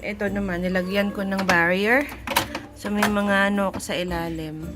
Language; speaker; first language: Filipino; native; Filipino